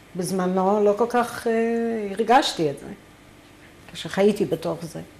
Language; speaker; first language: Hebrew; non-native, fluent; German